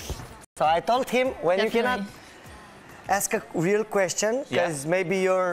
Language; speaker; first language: English; non-native, fluent; Romanian